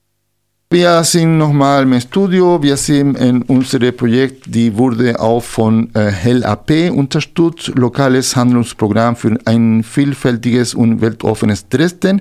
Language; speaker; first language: German; non-native, fluent; Spanish